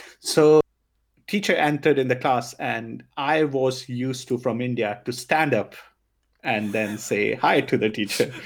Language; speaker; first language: English; non-native, local second language; Punjabi